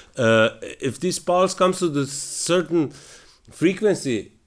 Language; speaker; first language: English; non-native, fluent; Slovenian